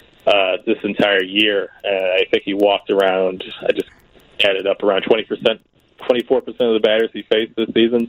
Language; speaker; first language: English; native; English